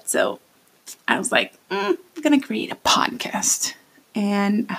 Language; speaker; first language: English; non-native, fluent; Portuguese